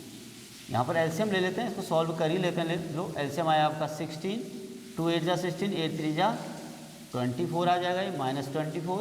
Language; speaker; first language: Hindi; native; Hindi